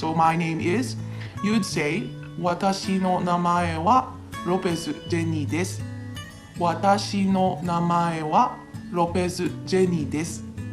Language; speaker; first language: Japanese; non-native, fluent; Filipino